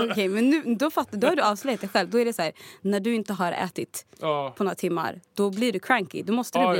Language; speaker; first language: Swedish; native; Swedish